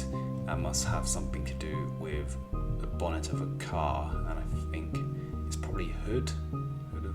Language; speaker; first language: English; native; English